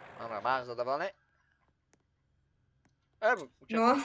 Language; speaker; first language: Polish; native; Polish